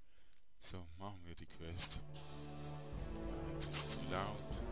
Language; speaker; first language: German; native; German